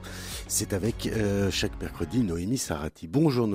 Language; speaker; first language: French; native; French